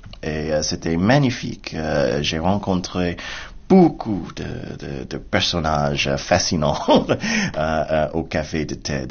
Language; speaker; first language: French; non-native, fluent; English